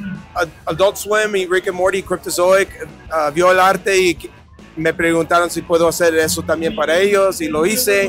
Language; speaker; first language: Spanish; non-native, fluent; English